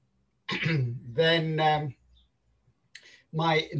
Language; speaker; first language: English; native; English